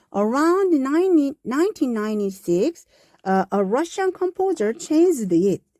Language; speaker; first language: English; non-native, fluent; Korean